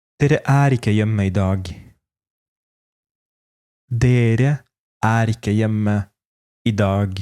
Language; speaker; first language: Norwegian; non-native, fluent; Polish